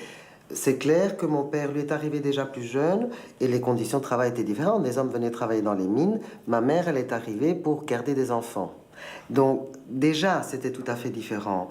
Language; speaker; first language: French; early bilingual, other home language; Spanish